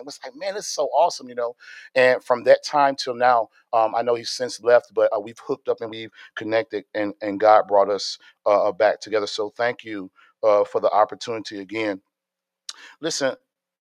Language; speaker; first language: English; native; English